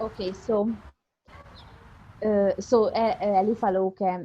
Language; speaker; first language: Portuguese; non-native, fluent; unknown